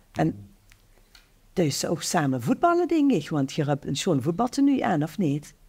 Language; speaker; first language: Dutch; native; Dutch